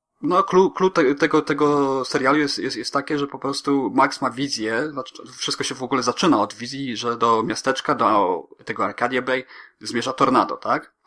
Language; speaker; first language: Polish; native; Polish